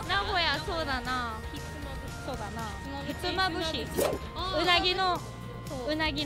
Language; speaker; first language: Japanese; native; Japanese